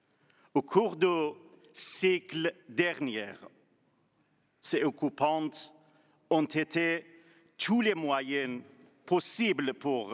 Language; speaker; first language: French; non-native, learner; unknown